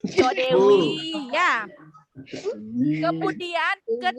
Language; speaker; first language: Indonesian; native; Indonesian